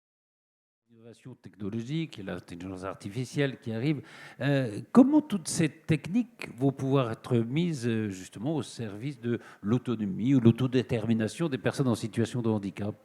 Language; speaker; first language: French; native; French